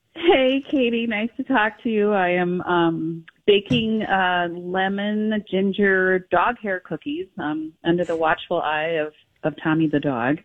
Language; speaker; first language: English; native; English